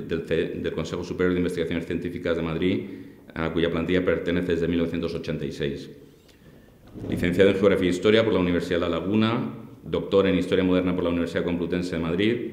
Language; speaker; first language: Spanish; native; Spanish